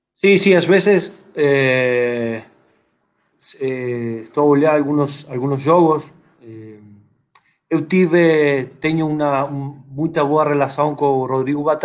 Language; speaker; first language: Portuguese; non-native, fluent; Spanish